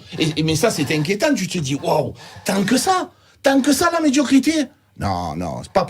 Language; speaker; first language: French; native; French